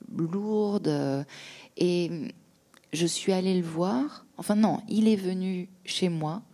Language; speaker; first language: French; native; French